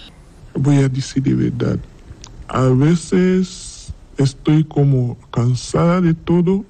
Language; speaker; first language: Spanish; non-native, learner; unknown